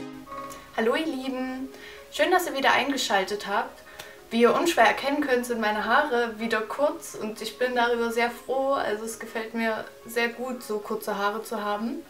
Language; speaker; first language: German; native; German